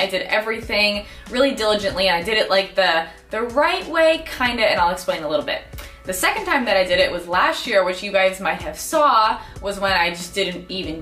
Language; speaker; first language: English; native; English